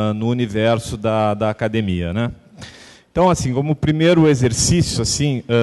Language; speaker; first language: Portuguese; native; Portuguese